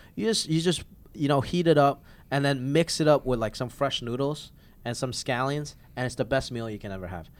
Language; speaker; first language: English; non-native, local second language; Cantonese